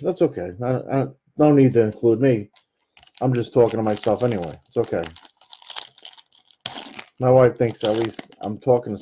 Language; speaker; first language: English; native; English